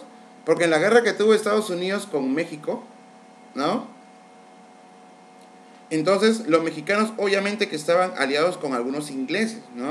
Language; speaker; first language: Spanish; native; Spanish